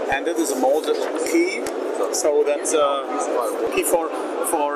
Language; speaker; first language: English; non-native, learner; German